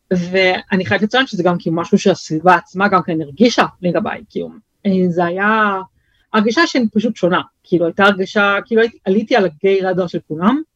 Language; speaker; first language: Hebrew; early bilingual, other home language; French